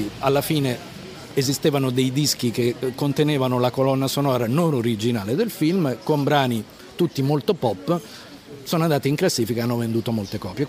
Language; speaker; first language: Italian; native; Italian